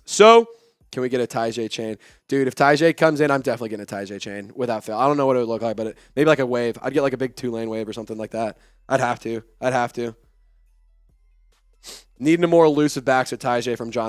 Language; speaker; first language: English; native; English